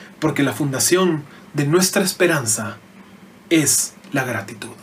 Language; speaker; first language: Spanish; native; Spanish